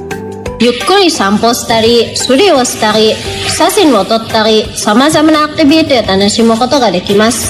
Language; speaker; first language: Japanese; non-native, fluent; Indonesian